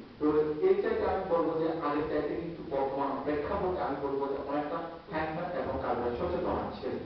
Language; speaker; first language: Bangla; non-native, local second language; Marma